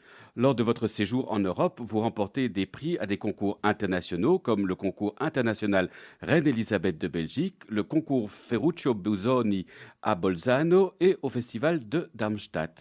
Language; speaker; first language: French; native; French